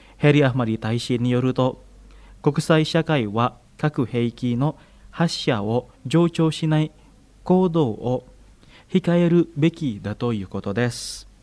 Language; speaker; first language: Japanese; non-native, fluent; Indonesian